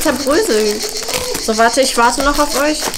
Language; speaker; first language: German; native; German